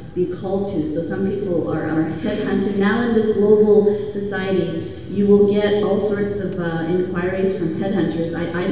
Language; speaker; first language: English; native; English